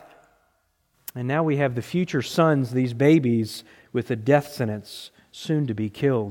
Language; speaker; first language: English; native; English